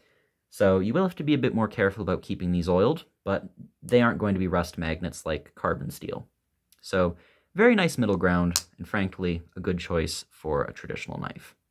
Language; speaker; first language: English; native; English